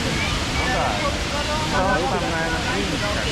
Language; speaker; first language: Russian; native; Russian